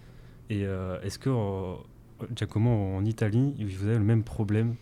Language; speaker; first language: French; native; French